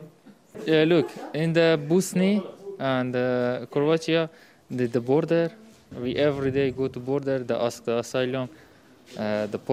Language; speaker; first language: English; non-native, learner; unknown